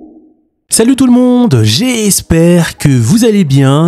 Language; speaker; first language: French; native; French